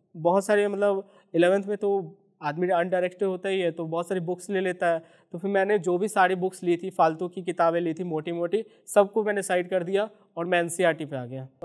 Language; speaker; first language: Hindi; native; Hindi